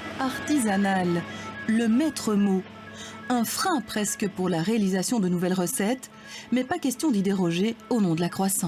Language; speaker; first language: French; native; French